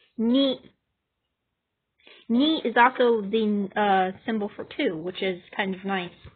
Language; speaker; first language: English; native; English